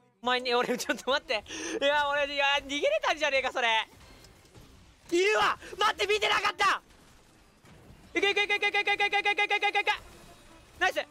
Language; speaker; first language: Japanese; native; Japanese